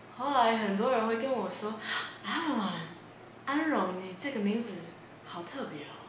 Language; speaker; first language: Chinese; non-native, fluent; English